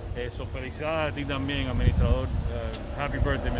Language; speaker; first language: Spanish; early bilingual, heritage; Spanish